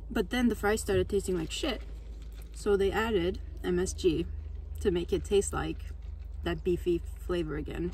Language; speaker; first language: English; non-native, fluent; Turkish